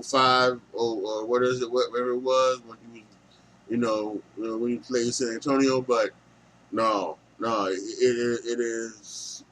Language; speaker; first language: English; native; English